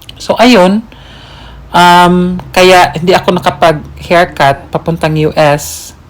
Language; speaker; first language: Filipino; native; Filipino